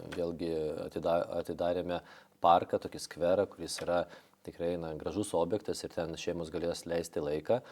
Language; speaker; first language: Lithuanian; non-native, local second language; Polish